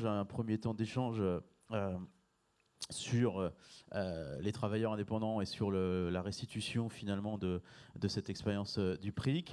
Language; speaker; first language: French; native; French